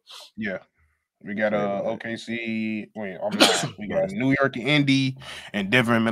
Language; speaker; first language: English; native; English